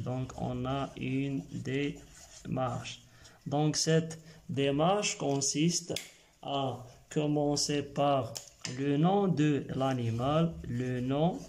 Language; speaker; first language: French; non-native, local second language; Arabic